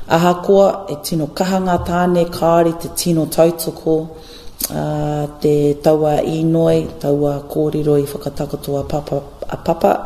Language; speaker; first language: Māori; non-native, local second language; English